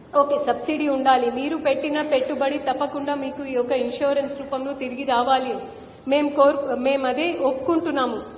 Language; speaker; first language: Telugu; non-native, fluent; Hindi